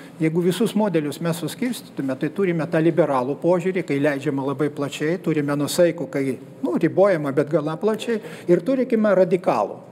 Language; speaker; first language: Lithuanian; native; Lithuanian